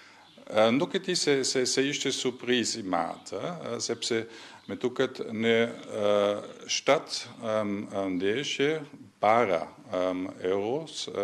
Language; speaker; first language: Albanian; non-native, learner; German